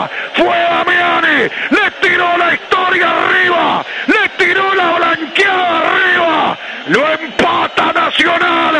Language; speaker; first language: Spanish; native; Spanish